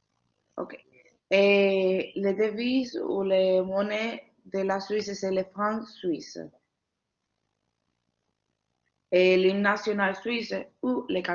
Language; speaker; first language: French; non-native, learner; Spanish